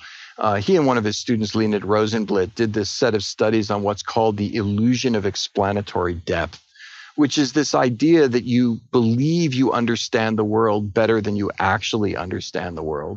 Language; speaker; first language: English; native; English